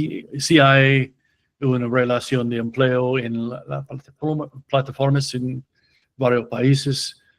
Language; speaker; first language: Spanish; non-native, fluent; English